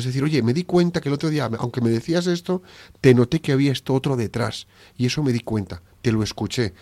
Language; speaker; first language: Spanish; native; Spanish